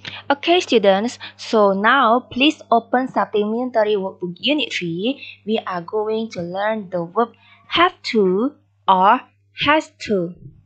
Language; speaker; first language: English; non-native, fluent; Indonesian